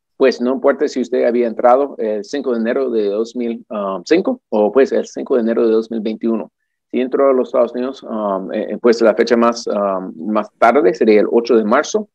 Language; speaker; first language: Spanish; non-native, fluent; English